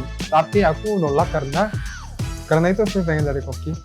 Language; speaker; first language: Indonesian; early bilingual, other home language; Korean